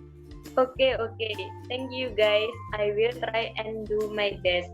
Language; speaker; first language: English; non-native, learner; Indonesian